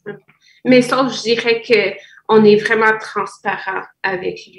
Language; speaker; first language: French; non-native, fluent; English